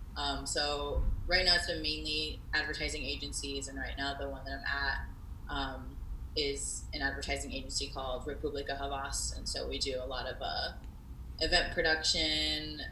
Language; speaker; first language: English; native; English